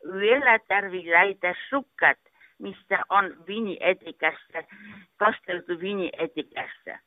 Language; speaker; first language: Finnish; non-native, learner; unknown